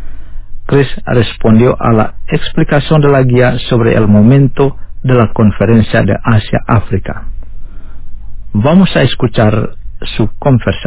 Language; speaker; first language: Spanish; non-native, fluent; Indonesian